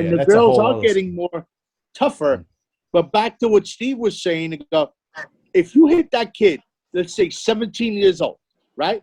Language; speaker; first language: English; native; English